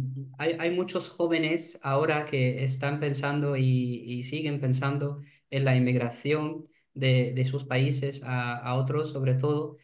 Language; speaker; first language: Spanish; non-native, fluent; Arabic